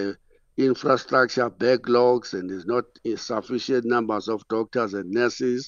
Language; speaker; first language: English; non-native, local second language; Xhosa